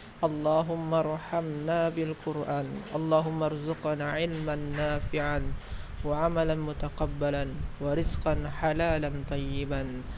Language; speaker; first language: Malay; native; Malay